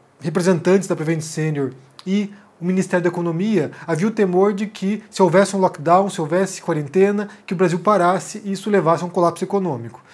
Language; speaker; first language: Portuguese; native; Portuguese